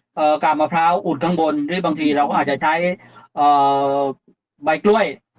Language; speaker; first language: Thai; native; Thai